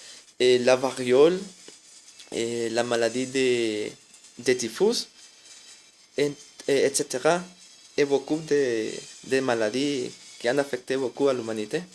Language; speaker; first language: French; non-native, learner; Spanish